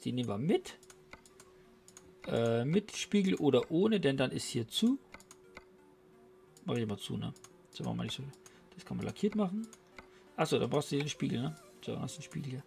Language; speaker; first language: German; native; German